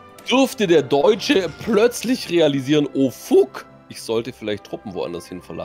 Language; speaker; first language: German; native; German